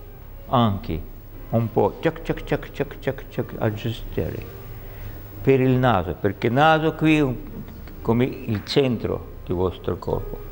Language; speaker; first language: Italian; non-native, learner; Russian